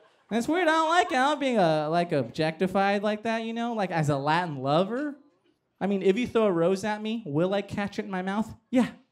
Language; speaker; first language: English; early bilingual, other home language; Spanish